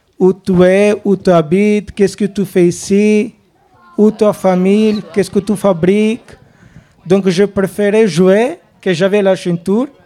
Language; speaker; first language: French; non-native, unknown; Albanian